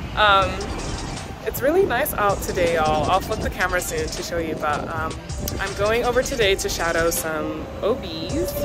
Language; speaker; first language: English; native; English